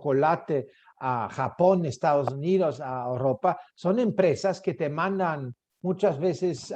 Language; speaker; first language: Spanish; native; Spanish